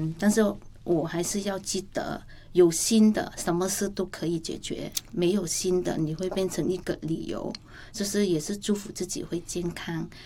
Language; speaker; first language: Chinese; non-native, fluent; Vietnamese